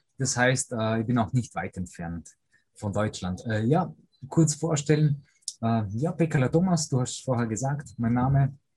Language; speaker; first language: German; early bilingual, other home language; Polish